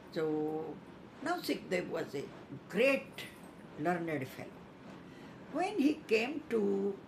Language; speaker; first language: English; non-native, local second language; Odia